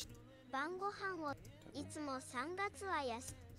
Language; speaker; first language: Japanese; non-native, learner; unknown